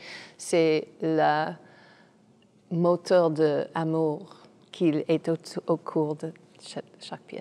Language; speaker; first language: French; non-native, fluent; English